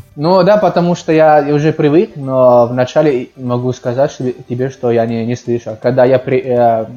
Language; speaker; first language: Russian; non-native, fluent; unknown